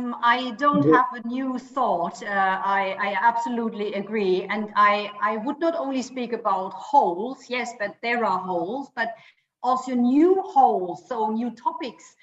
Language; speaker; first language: English; non-native, fluent; German